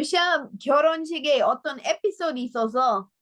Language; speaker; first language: Korean; non-native, learner; English